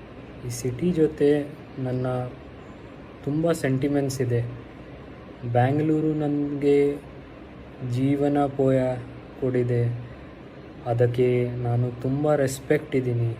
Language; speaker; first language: Kannada; non-native, local second language; Hindi